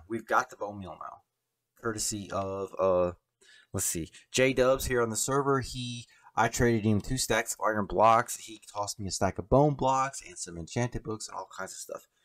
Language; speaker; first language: English; native; English